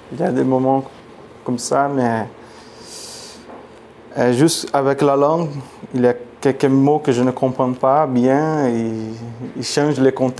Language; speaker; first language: French; non-native, learner; Portuguese